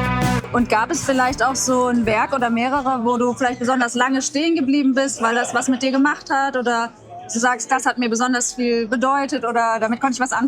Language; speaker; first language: German; native; German